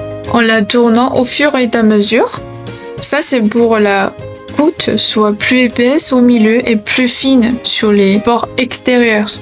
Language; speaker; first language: French; non-native, fluent; Chinese